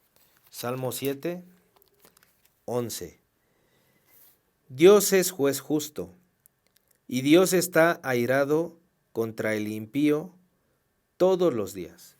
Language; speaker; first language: Spanish; native; Spanish